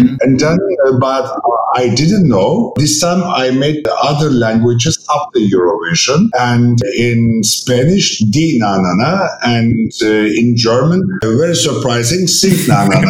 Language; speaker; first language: English; non-native, fluent; Turkish